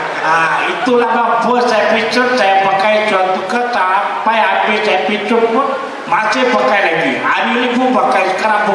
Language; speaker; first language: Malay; non-native, local second language; Tamil